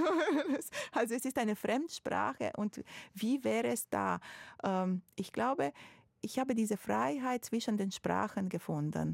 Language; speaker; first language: German; non-native, fluent; Romanian